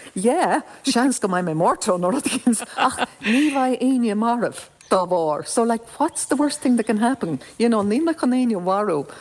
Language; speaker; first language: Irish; non-native, local second language; English